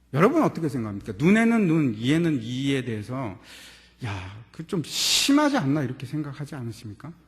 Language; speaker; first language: Korean; native; Korean